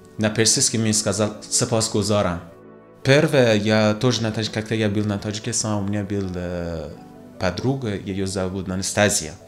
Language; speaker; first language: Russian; non-native, learner; Persian